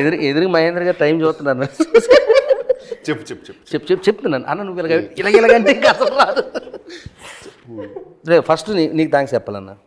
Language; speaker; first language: Telugu; native; Telugu